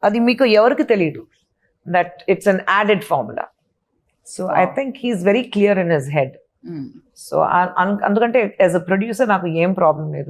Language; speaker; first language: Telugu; non-native, fluent; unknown